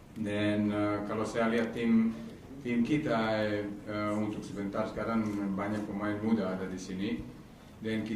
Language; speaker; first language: Indonesian; non-native, learner; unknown